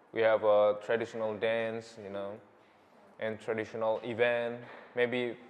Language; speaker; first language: English; non-native, learner; Indonesian